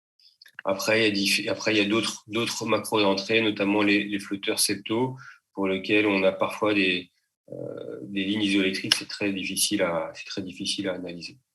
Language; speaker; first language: French; native; French